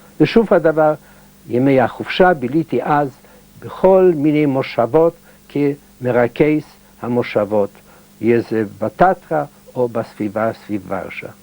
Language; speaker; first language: Hebrew; early bilingual, heritage; Hebrew